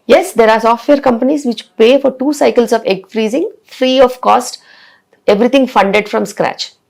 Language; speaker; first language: English; non-native, local second language; Telugu